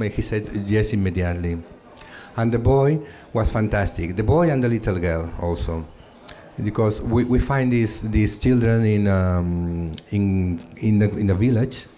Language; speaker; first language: English; non-native, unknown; Catalan